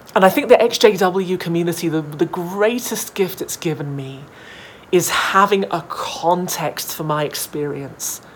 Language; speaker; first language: English; native; English